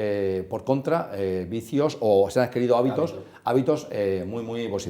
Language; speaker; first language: Spanish; native; Spanish